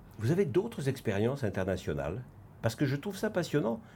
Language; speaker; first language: French; native; French